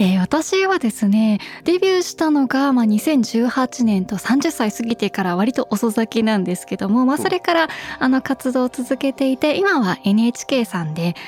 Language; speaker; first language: Japanese; early bilingual, heritage; Japanese